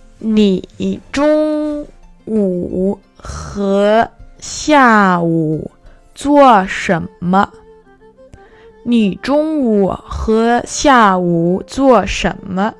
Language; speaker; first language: Chinese; non-native, fluent; French